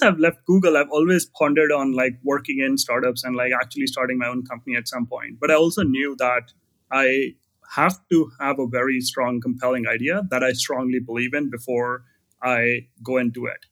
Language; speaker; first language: English; non-native, local second language; Hindi